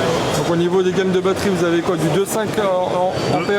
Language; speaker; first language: French; native; French